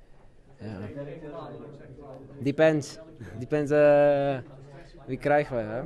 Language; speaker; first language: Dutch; non-native, learner; Czech